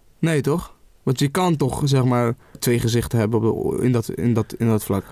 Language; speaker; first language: Dutch; early bilingual, other home language; Arabic